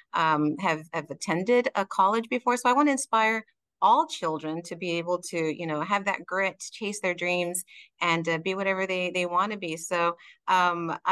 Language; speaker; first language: English; early bilingual, other home language; Spanish